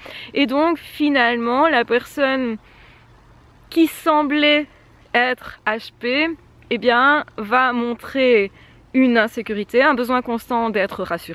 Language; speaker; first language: French; native; French